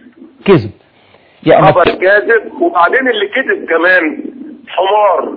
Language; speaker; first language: Arabic; native; Arabic